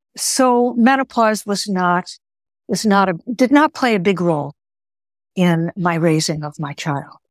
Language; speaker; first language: English; early bilingual, other home language; Greek